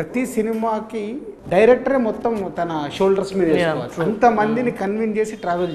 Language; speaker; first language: Telugu; native; Telugu